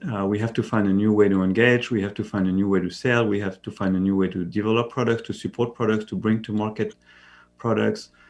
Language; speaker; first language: English; non-native, fluent; French